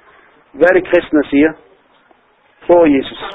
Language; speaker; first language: Danish; non-native, fluent; Arabic